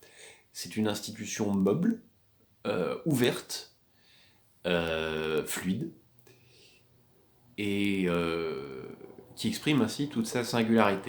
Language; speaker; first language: French; native; French